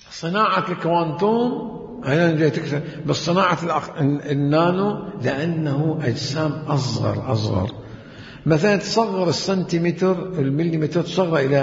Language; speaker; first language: Arabic; native; Arabic